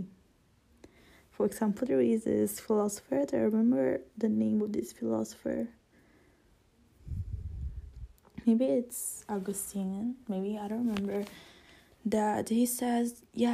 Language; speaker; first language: English; non-native, fluent; Italian